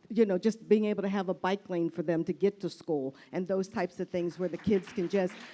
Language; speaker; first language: English; native; English